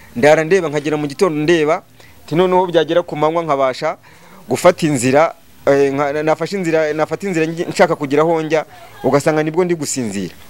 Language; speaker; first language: Kinyarwanda; native; Kinyarwanda